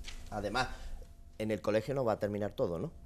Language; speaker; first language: Spanish; native; Spanish